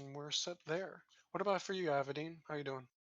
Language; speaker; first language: English; native; English